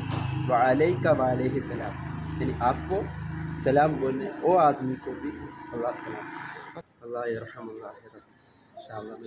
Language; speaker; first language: Hindi; non-native, local second language; Malayalam